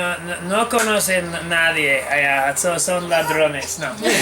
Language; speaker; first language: Spanish; non-native, learner; English